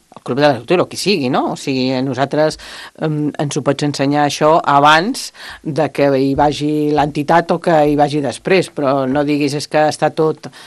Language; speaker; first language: Catalan; native; Catalan